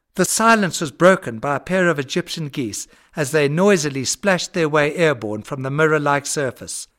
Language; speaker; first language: English; native; English